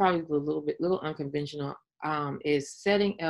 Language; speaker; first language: English; native; English